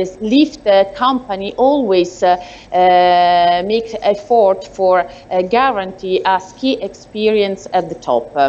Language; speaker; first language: English; non-native, learner; Italian